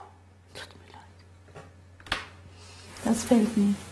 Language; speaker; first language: German; non-native, fluent; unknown